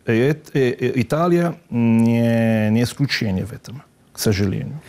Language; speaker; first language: Russian; non-native, fluent; Italian